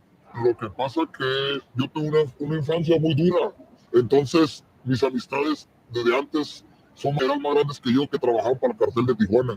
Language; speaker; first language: Spanish; native; Spanish